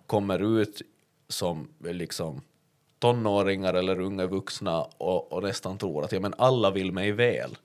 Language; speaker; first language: Swedish; native; Swedish